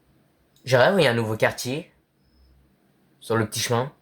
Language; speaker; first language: French; native; French